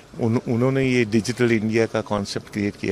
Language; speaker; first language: Hindi; native; Hindi